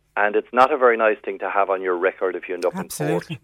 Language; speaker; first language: English; native; English